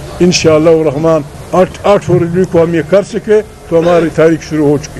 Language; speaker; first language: Urdu; non-native, local second language; Pashto